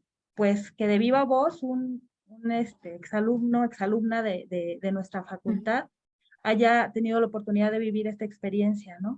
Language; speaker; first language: Spanish; native; Spanish